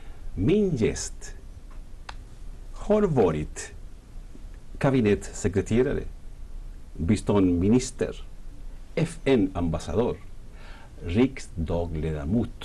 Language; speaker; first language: Swedish; non-native, fluent; Spanish